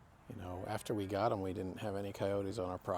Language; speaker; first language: English; native; English